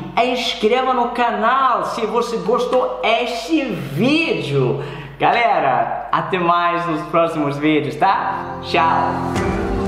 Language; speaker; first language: Portuguese; non-native, fluent; Swedish